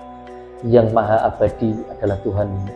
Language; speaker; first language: Indonesian; native; Indonesian